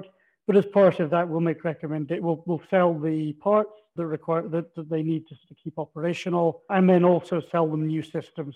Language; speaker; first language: English; native; English